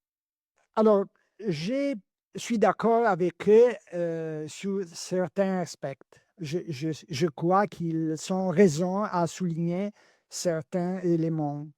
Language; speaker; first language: French; non-native, learner; Italian